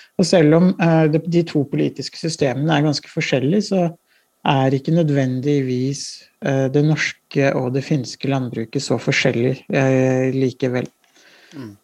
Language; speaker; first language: Norwegian; native; Norwegian